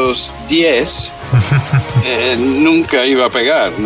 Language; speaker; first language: Spanish; early bilingual, heritage; English